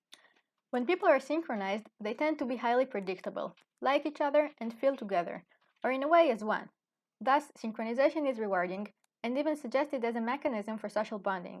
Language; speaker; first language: English; non-native, fluent; Hebrew